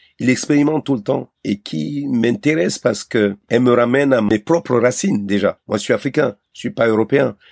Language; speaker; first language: French; non-native, local second language; Basaa